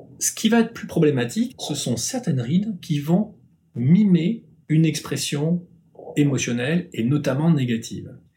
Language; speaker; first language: French; native; French